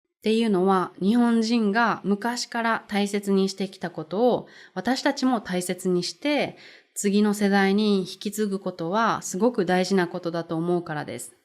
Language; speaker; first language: Japanese; native; Japanese